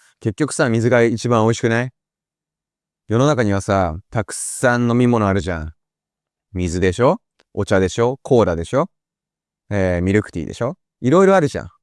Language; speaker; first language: Japanese; native; Japanese